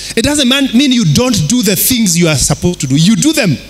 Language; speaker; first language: English; non-native, local second language; Kikuyu